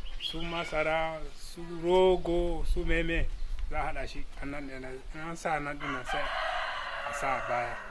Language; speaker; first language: Hausa; non-native, local second language; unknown